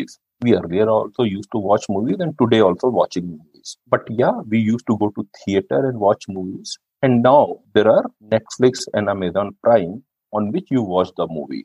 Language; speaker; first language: English; non-native, local second language; Hindi